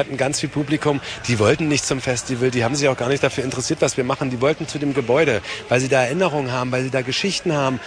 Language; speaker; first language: German; native; German